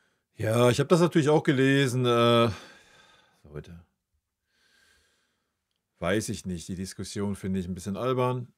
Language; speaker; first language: German; native; German